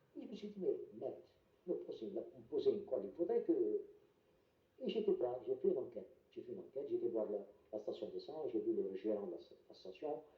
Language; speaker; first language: French; non-native, local second language; Arabic